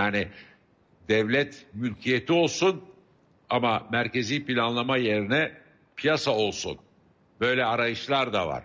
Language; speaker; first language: Turkish; native; Turkish